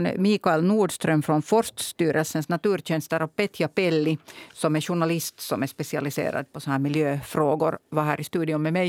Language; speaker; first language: Swedish; native; Swedish